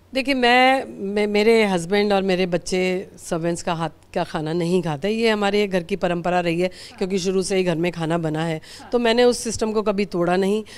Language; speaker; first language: Hindi; native; Hindi